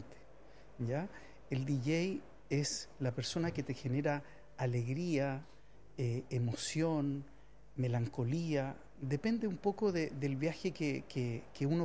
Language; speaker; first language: Spanish; native; Spanish